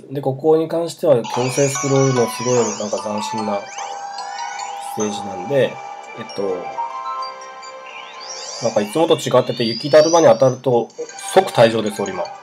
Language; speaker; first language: Japanese; native; Japanese